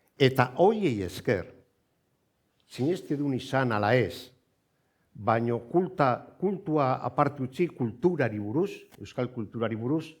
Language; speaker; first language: Basque; non-native, local second language; Spanish